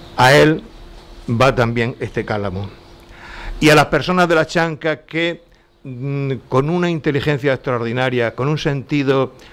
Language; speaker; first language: Spanish; native; Spanish